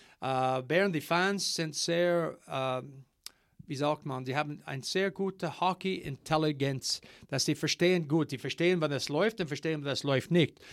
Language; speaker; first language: German; non-native, learner; English